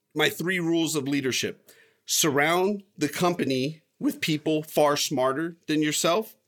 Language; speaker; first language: English; native; English